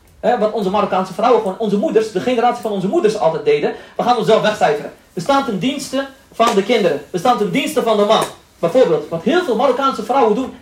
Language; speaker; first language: Dutch; early bilingual, other home language; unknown